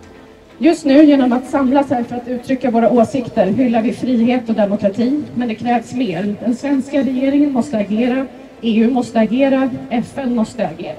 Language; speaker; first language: Swedish; native; Swedish